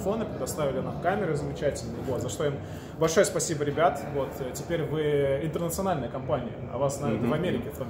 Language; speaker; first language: Russian; native; Russian